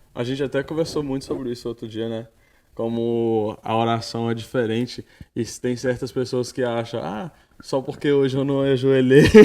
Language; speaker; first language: Portuguese; early bilingual, heritage; Portuguese